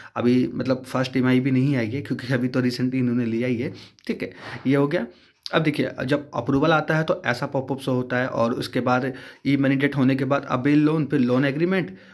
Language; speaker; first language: Hindi; native; Hindi